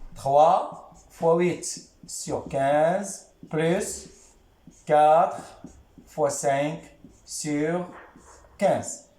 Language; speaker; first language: French; non-native, local second language; Arabic